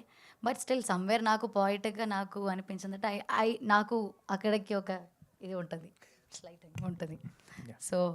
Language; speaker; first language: Telugu; non-native, learner; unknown